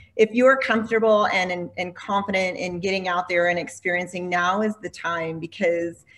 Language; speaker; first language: English; native; English